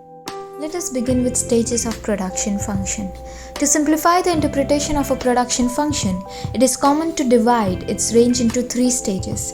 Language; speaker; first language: English; non-native, local second language; Gujarati